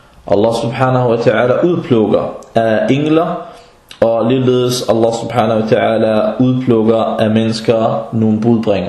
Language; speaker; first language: Danish; early bilingual, other home language; Arabic